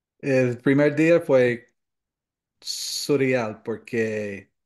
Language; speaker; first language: Spanish; non-native, fluent; English